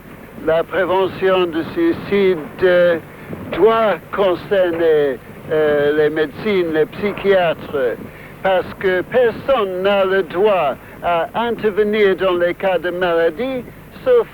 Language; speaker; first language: French; non-native, fluent; English